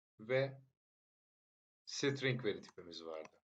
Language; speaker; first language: Turkish; native; Turkish